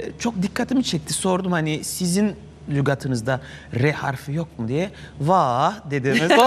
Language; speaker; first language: Turkish; non-native, fluent; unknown